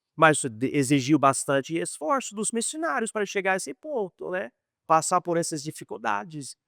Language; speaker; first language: Portuguese; non-native, fluent; English